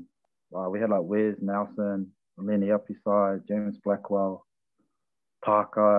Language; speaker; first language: English; native; English